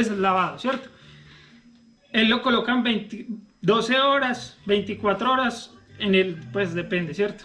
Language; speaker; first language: Spanish; native; Spanish